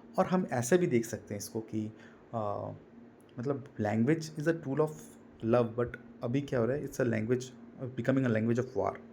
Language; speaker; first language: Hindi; non-native, local second language; Bangla